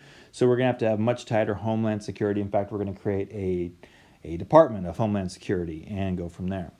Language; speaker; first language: English; native; English